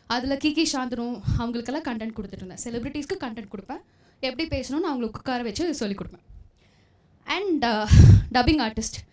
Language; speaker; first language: Tamil; non-native, local second language; Telugu